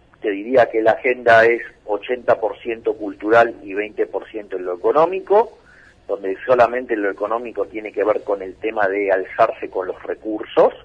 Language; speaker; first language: Spanish; native; Spanish